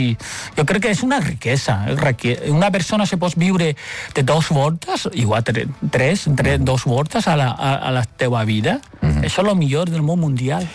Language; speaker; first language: Catalan; non-native, fluent; Chinese